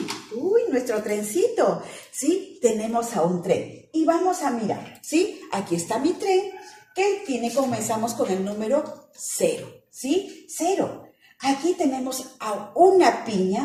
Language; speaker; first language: Spanish; native; Spanish